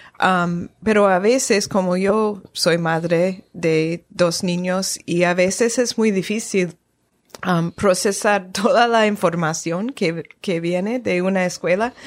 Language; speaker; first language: Spanish; non-native, fluent; English